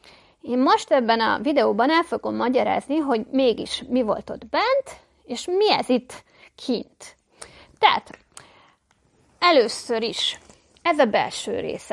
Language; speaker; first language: Hungarian; native; Hungarian